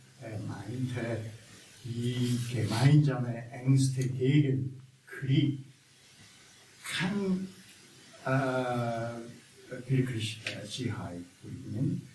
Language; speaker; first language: German; non-native, learner; Korean